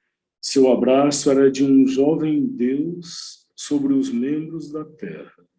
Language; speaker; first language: Portuguese; native; Portuguese